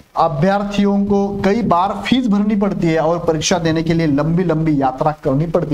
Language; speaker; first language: Hindi; non-native, local second language; Marathi